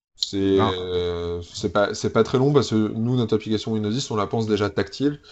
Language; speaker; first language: French; native; French